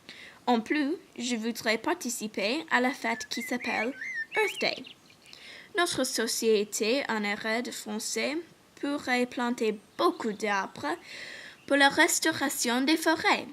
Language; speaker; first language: French; non-native, learner; English